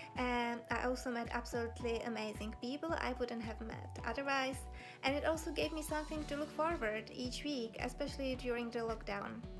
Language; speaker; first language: English; non-native, fluent; Czech